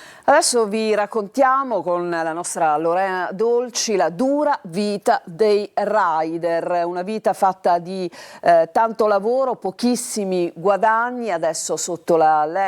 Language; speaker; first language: Italian; native; Italian